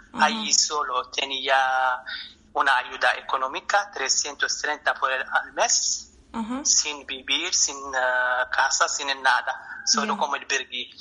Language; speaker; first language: Spanish; non-native, learner; Arabic